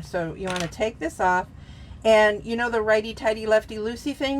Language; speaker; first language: English; native; English